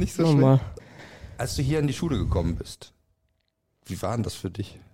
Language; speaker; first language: German; native; German